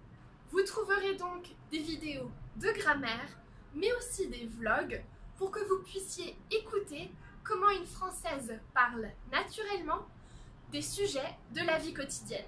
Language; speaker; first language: French; native; French